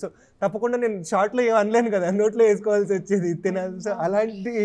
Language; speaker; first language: Telugu; native; Telugu